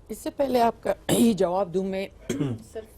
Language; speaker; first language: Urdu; non-native, learner; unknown